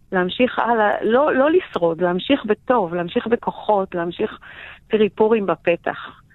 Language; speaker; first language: Hebrew; native; Hebrew